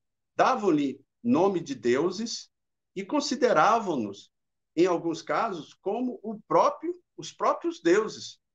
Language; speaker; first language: Portuguese; native; Portuguese